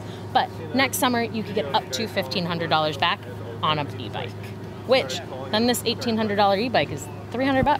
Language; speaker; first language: English; native; English